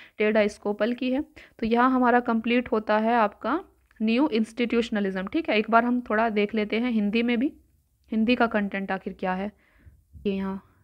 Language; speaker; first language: Hindi; native; Hindi